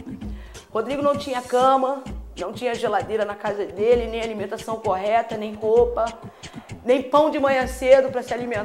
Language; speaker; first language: Portuguese; native; Portuguese